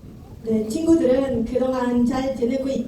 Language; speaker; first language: Korean; non-native, learner; Indonesian